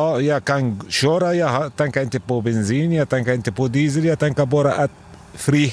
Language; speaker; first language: Swedish; non-native, learner; Arabic